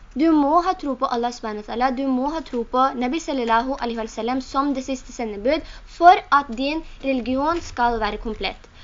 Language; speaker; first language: Norwegian; early bilingual, other home language; Urdu